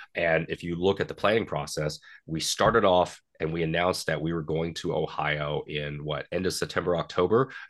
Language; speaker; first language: English; native; English